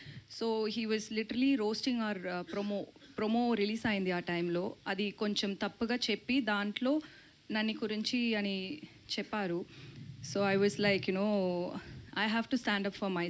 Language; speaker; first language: Telugu; non-native, learner; Tamil